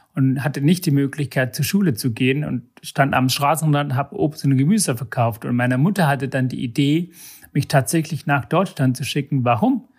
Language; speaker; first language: German; non-native, fluent; Sinhala